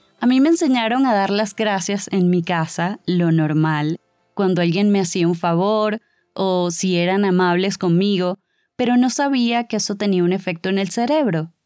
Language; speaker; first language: Spanish; native; Spanish